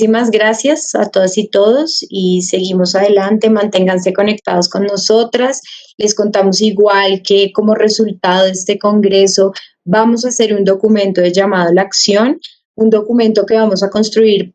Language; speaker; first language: Spanish; native; Spanish